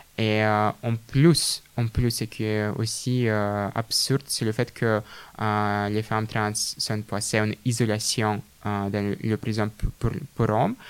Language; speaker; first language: French; non-native, fluent; Russian